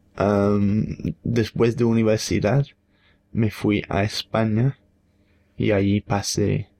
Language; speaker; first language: Spanish; non-native, fluent; English